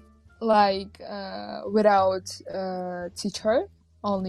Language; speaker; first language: English; non-native, learner; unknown